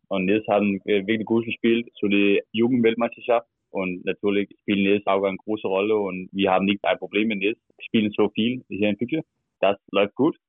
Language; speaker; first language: German; non-native, learner; Danish